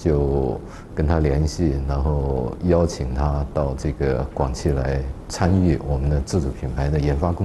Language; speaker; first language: Chinese; native; Chinese